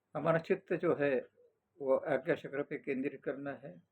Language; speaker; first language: Hindi; non-native, local second language; Marathi